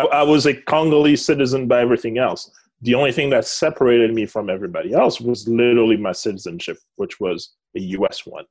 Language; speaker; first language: English; non-native, fluent; Lingala